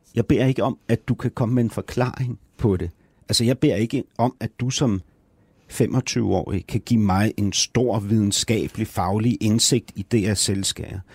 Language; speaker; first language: Danish; native; Danish